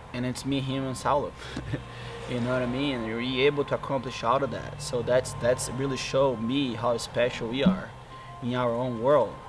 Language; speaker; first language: English; non-native, fluent; Portuguese